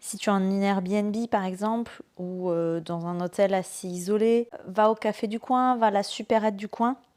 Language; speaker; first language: French; native; French